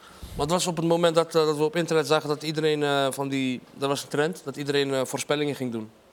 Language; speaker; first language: Dutch; early bilingual, other home language; Arabic